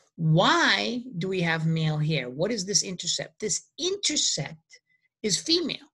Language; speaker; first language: English; native; English